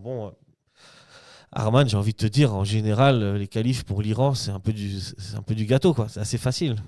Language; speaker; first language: French; native; French